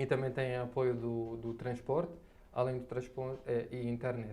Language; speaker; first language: Portuguese; non-native, fluent; Arabic